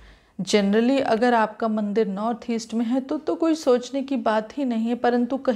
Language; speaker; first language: Hindi; native; Hindi